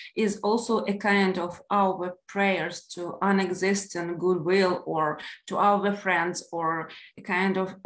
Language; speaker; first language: English; non-native, fluent; Ukrainian